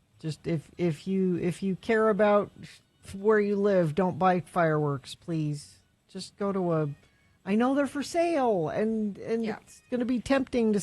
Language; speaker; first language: English; native; English